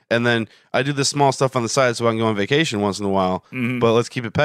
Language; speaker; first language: English; native; English